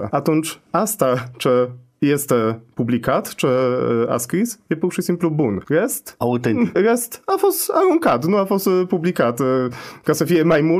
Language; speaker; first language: Romanian; non-native, fluent; Polish